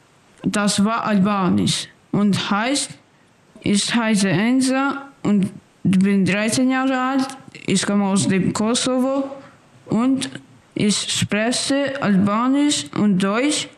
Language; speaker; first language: German; non-native, learner; Albanian